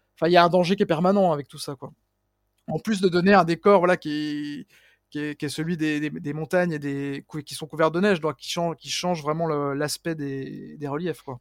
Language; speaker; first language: French; native; French